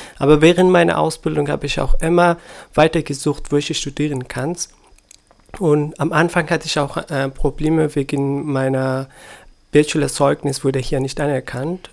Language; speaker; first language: German; non-native, learner; Persian